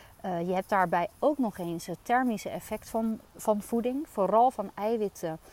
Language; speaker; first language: Dutch; native; Dutch